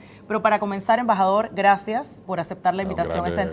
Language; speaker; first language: Spanish; native; Spanish